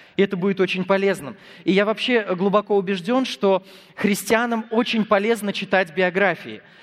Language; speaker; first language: Russian; non-native, fluent; English